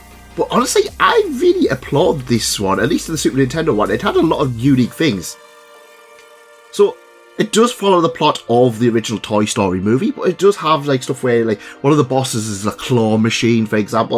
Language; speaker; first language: English; native; English